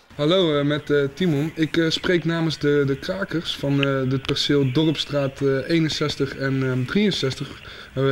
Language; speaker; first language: Dutch; native; Dutch